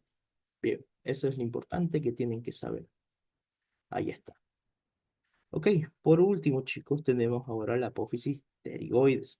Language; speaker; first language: Spanish; native; Spanish